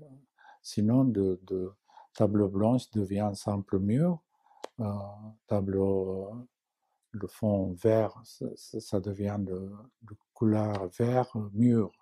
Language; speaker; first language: French; non-native, learner; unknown